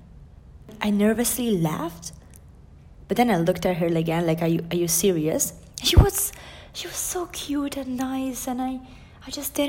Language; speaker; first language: English; non-native, fluent; Italian